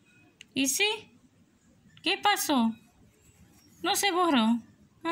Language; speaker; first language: Spanish; native; Spanish